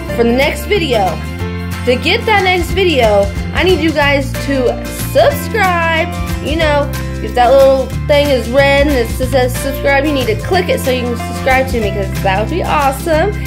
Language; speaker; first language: English; native; English